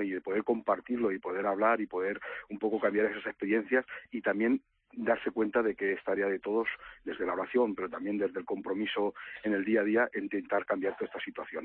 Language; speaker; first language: Spanish; native; Spanish